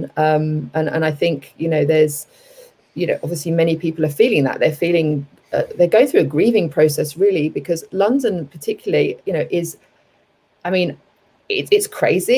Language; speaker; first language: English; native; English